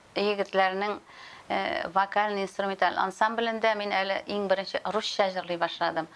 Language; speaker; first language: Tatar; native; Tatar